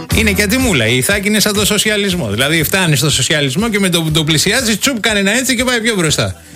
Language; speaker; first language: Greek; native; Greek